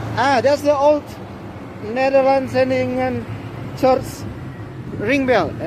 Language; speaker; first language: English; non-native, learner; Indonesian